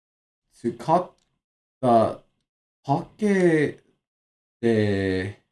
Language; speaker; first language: Japanese; non-native, learner; English